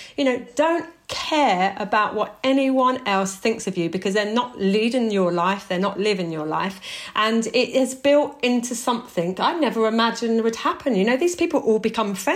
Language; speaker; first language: English; native; English